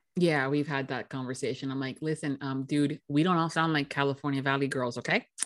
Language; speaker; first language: English; native; English